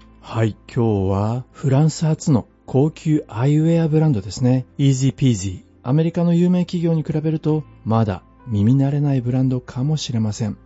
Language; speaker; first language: Japanese; native; Japanese